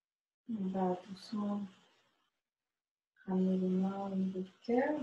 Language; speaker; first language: French; native; French